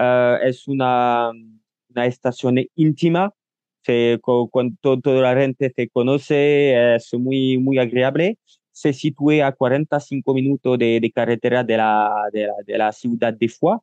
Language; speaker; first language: Spanish; non-native, learner; French